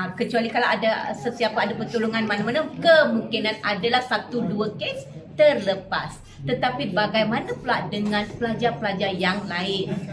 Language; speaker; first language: Malay; non-native, local second language; Tamil